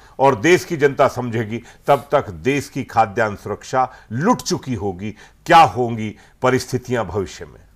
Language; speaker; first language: Hindi; native; Hindi